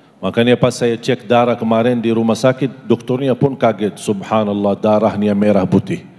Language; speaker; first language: Indonesian; non-native, fluent; Arabic